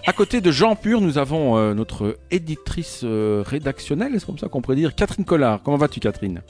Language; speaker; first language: French; native; French